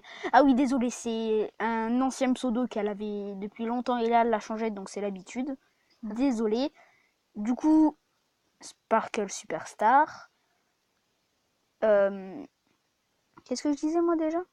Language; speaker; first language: French; native; French